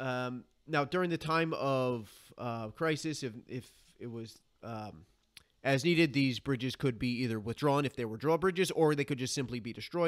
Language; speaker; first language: English; native; English